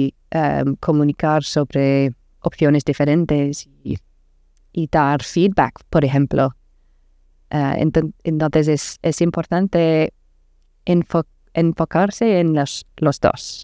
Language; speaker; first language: Spanish; non-native, learner; English